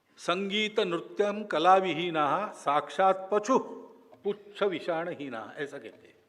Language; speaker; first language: Hindi; non-native, local second language; Marathi